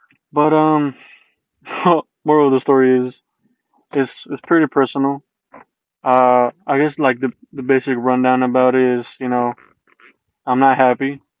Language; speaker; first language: English; early bilingual, other home language; Spanish